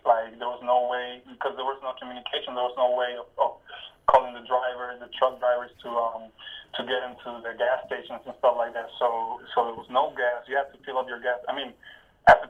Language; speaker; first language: English; non-native, fluent; Spanish